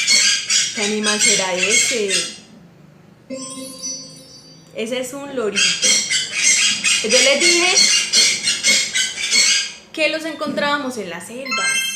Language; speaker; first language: Spanish; native; Spanish